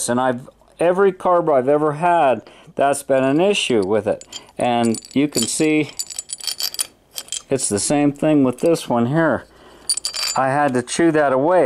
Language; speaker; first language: English; native; English